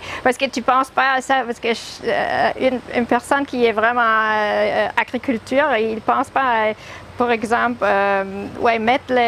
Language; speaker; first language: French; non-native, learner; German